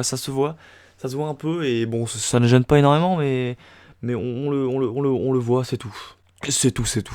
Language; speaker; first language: French; native; French